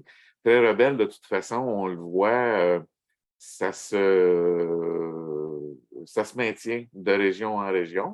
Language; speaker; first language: French; native; French